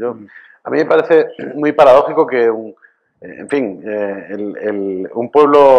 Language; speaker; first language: Spanish; native; Spanish